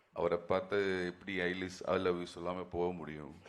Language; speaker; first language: Tamil; non-native, learner; Malayalam